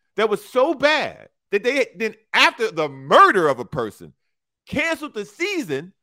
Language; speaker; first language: English; native; English